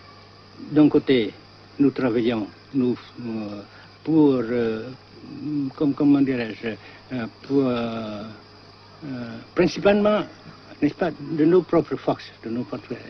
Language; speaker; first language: French; non-native, local second language; Vietnamese